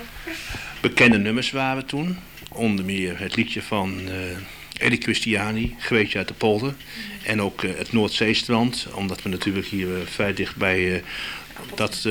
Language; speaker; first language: Dutch; native; Dutch